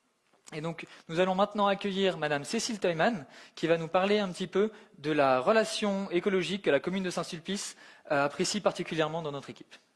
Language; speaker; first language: French; native; French